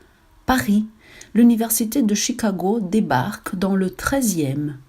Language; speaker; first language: French; non-native, fluent; Portuguese